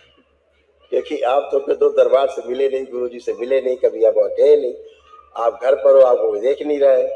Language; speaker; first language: Hindi; native; Hindi